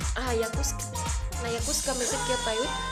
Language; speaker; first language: Russian; non-native, learner; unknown